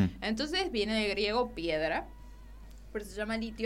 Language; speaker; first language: Spanish; native; Spanish